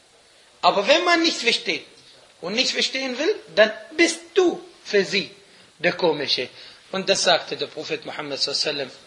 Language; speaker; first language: German; non-native, fluent; Arabic